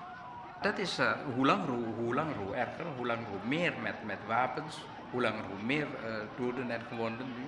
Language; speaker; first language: Dutch; non-native, fluent; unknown